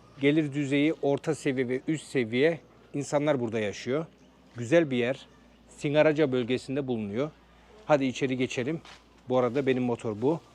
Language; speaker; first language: Turkish; early bilingual, heritage; Turkish